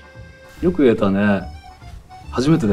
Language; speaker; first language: Japanese; native; Japanese